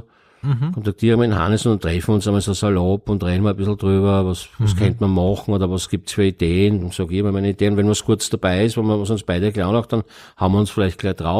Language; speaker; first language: German; native; German